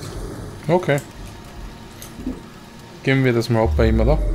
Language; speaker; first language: German; native; German